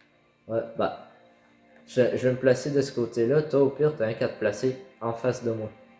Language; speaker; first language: French; native; French